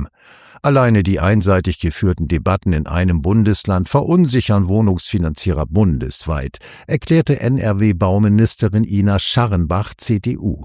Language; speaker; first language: German; native; German